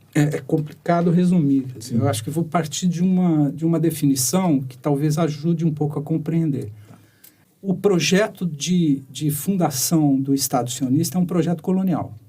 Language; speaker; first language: Portuguese; native; Portuguese